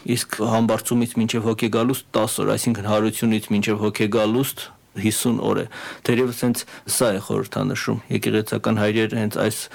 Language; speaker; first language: Armenian; native; Armenian